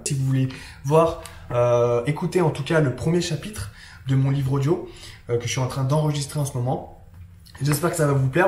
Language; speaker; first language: French; native; French